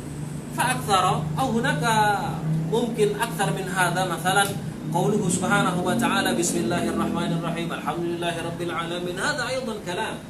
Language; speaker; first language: Arabic; non-native, fluent; Indonesian